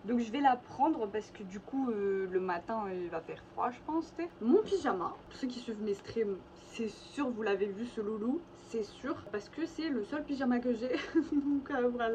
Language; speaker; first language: French; native; French